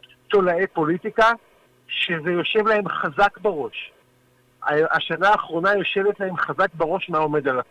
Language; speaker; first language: Hebrew; native; Hebrew